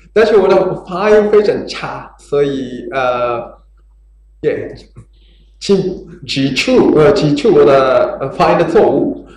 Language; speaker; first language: Chinese; non-native, learner; Japanese